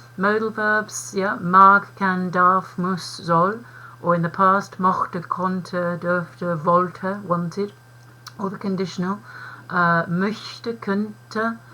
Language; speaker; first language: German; non-native, fluent; English